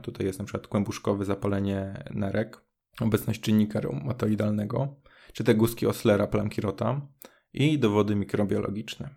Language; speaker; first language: Polish; native; Polish